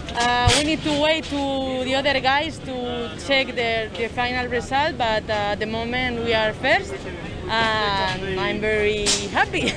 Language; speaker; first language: English; non-native, learner; Spanish